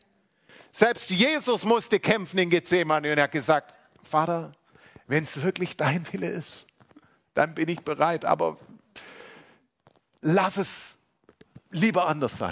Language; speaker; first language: German; native; German